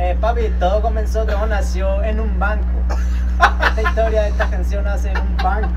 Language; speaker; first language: Spanish; native; Spanish